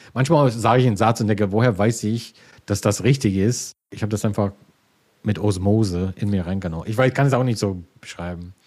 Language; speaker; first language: German; non-native, fluent; English